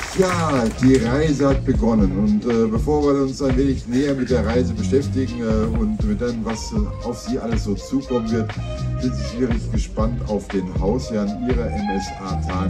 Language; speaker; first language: German; native; German